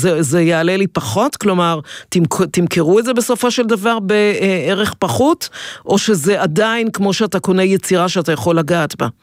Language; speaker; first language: Hebrew; native; Hebrew